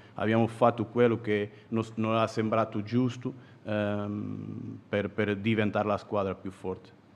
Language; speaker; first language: Italian; non-native, fluent; Portuguese